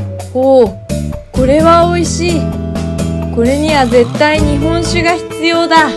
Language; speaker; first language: Japanese; native; Japanese